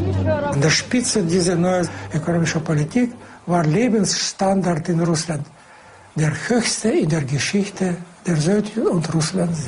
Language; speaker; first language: German; non-native, fluent; Russian